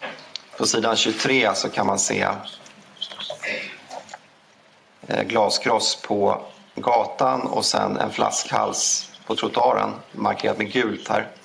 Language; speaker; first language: Swedish; native; Swedish